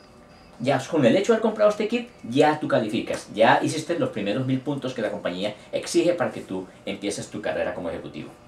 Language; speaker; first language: Spanish; native; Spanish